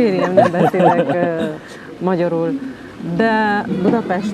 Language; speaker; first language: Hungarian; non-native, local second language; Romanian